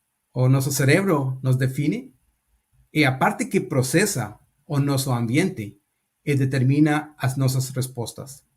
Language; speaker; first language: Portuguese; non-native, learner; Spanish